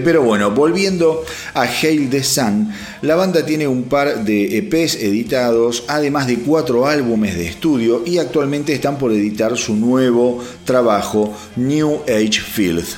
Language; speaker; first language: Spanish; native; Spanish